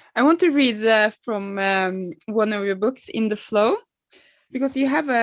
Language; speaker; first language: English; non-native, fluent; Norwegian